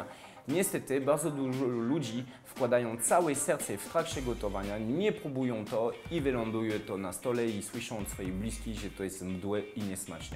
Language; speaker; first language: Polish; non-native, fluent; French